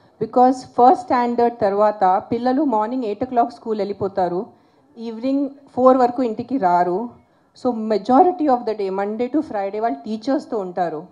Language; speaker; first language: Telugu; non-native, local second language; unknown